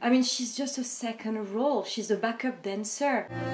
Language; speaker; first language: English; non-native, fluent; French